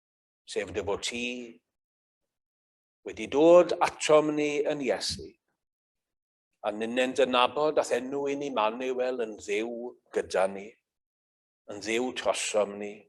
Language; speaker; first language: Welsh; native; Welsh